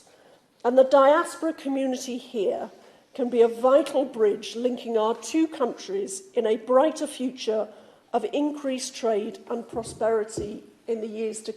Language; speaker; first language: English; native; English